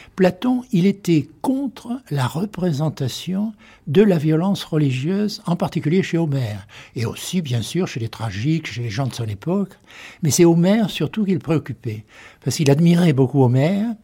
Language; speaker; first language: French; native; French